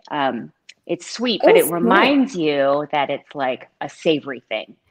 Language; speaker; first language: English; native; English